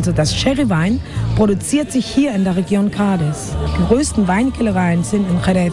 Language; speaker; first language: German; non-native, fluent; Spanish